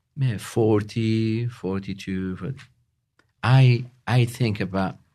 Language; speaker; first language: English; non-native, learner; Italian